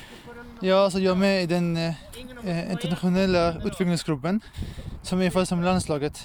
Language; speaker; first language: Swedish; non-native, fluent; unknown